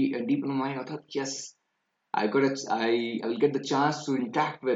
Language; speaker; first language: English; non-native, local second language; Hindi